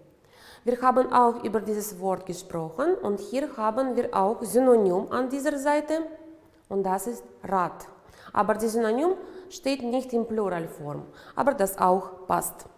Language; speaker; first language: German; non-native, fluent; Uzbek